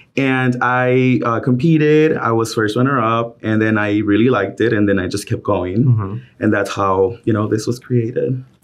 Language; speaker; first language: English; early bilingual, other home language; Spanish